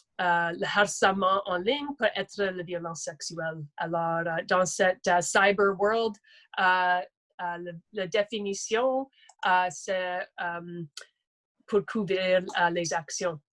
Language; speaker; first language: French; non-native, local second language; English